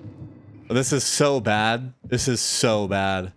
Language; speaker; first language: English; native; English